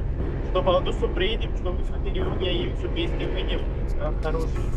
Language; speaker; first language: Russian; non-native, learner; Kyrgyz